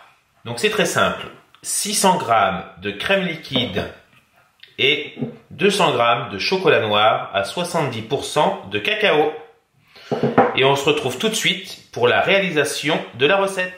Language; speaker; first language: French; native; French